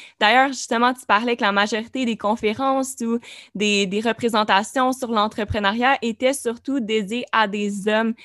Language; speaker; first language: French; native; French